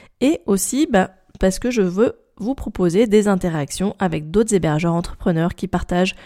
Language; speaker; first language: French; native; French